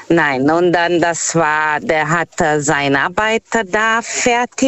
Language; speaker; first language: German; non-native, fluent; Portuguese